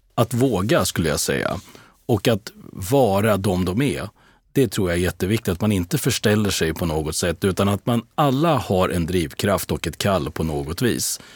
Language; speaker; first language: Swedish; native; Swedish